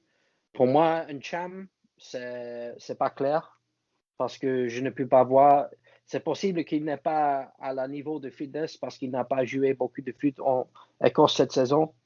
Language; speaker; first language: French; non-native, fluent; English